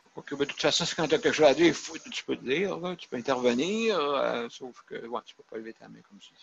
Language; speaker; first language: French; native; French